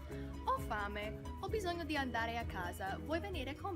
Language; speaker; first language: Italian; non-native, learner; English